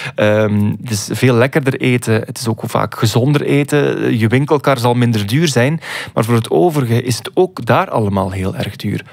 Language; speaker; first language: Dutch; native; Dutch